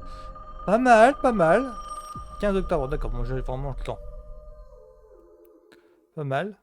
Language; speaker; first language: French; native; French